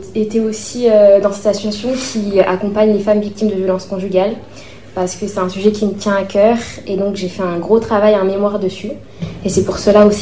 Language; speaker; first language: French; native; French